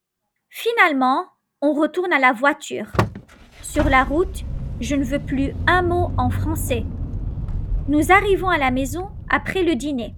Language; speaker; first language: French; non-native, local second language; Arabic